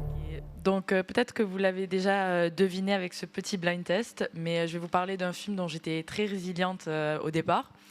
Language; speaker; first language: French; native; French